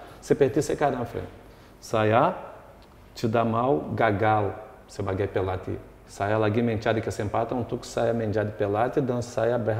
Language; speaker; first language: Indonesian; non-native, fluent; Portuguese